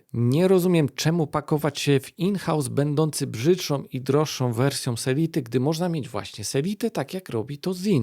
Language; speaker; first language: Polish; native; Polish